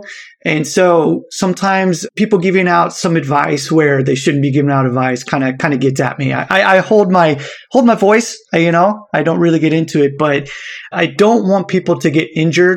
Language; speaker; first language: English; native; English